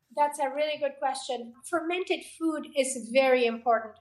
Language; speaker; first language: English; non-native, fluent; Spanish